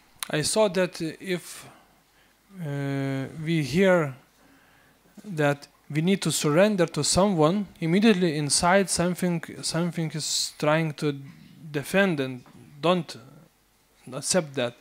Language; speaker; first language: English; non-native, fluent; Lithuanian